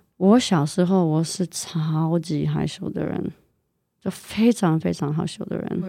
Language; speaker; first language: Chinese; non-native, fluent; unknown